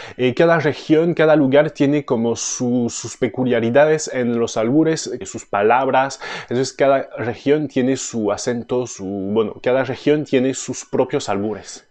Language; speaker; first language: Spanish; non-native, fluent; French